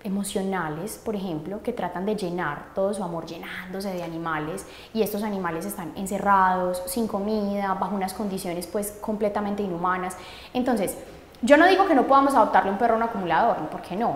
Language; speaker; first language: Spanish; native; Spanish